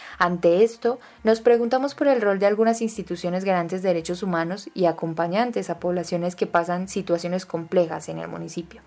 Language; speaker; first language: Spanish; native; Spanish